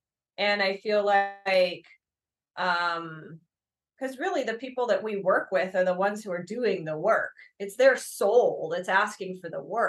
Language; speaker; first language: English; native; English